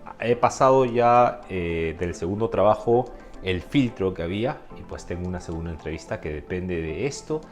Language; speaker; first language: Spanish; native; Spanish